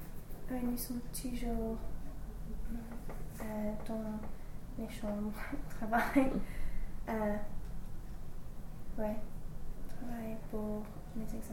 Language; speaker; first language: French; non-native, learner; English